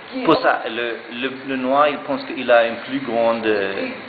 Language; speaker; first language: French; non-native, learner; German